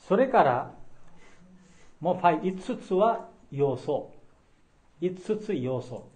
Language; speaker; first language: Japanese; non-native, fluent; Bangla